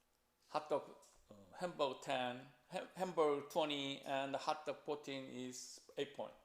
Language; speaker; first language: English; non-native, fluent; Korean